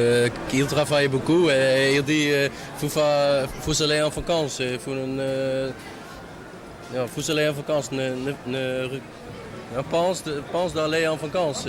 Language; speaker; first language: French; non-native, learner; Dutch